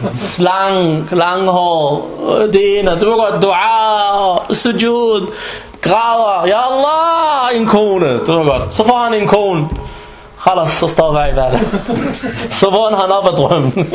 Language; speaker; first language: Danish; non-native, fluent; Arabic